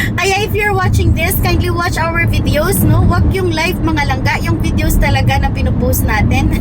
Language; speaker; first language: Filipino; non-native, local second language; Hiligaynon